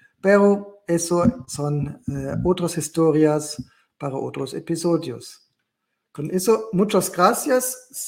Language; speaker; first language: Spanish; non-native, learner; German